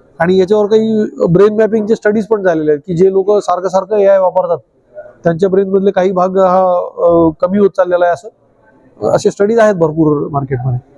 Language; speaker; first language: Marathi; native; Marathi